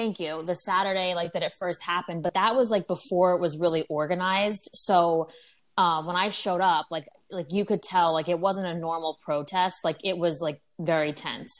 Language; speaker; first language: English; native; English